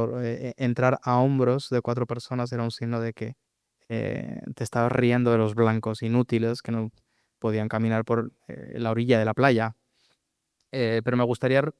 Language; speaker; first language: Spanish; native; Spanish